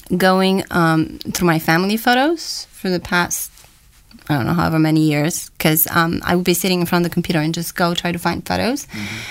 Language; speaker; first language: English; non-native, fluent; Romanian